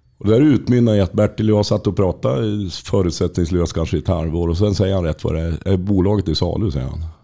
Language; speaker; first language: Swedish; native; Swedish